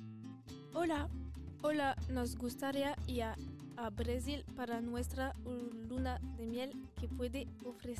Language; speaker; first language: Spanish; non-native, learner; French